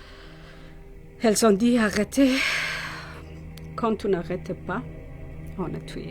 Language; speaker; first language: French; non-native, learner; Persian